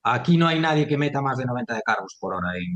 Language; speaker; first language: Spanish; native; Spanish